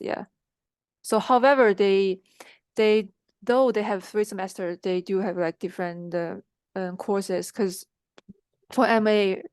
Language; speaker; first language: English; non-native, fluent; Chinese